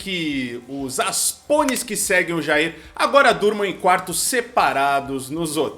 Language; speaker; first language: Portuguese; native; Portuguese